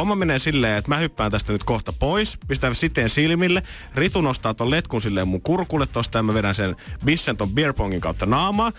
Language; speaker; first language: Finnish; native; Finnish